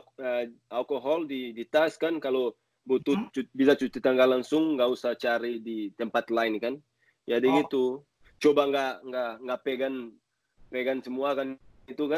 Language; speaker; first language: Indonesian; non-native, learner; Portuguese